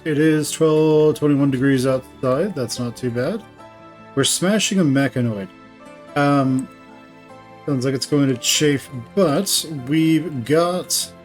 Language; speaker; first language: English; native; English